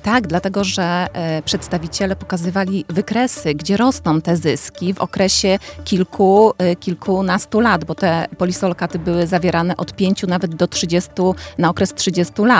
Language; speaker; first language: Polish; native; Polish